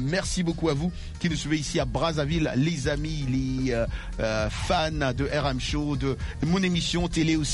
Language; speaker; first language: French; non-native, local second language; Lingala